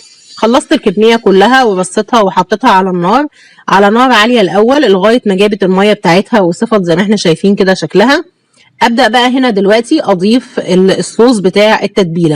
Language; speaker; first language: Arabic; native; Arabic